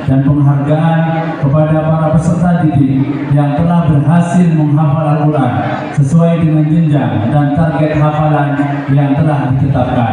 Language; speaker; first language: Indonesian; native; Indonesian